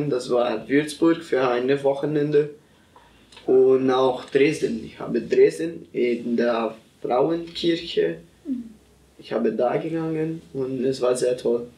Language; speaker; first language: German; non-native, learner; Portuguese